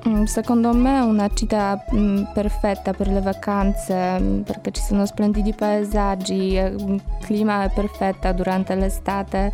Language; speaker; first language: Italian; non-native, learner; Polish